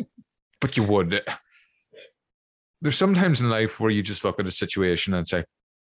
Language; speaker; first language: English; native; English